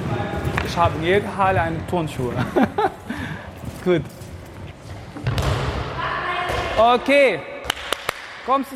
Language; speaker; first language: German; non-native, fluent; Arabic